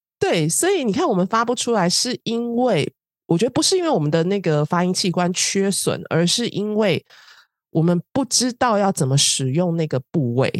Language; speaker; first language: Chinese; native; Chinese